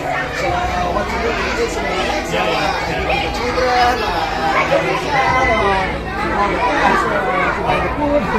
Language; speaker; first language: English; non-native, fluent; Indonesian